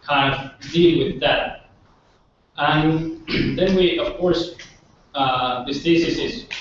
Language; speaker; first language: English; non-native, fluent; Finnish